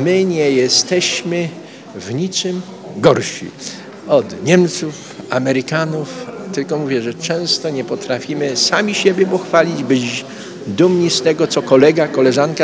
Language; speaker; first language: Polish; native; Polish